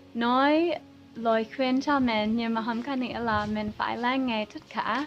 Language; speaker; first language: Vietnamese; non-native, fluent; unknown